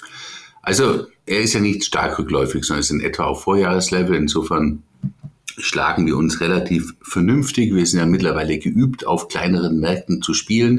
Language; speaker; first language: German; native; German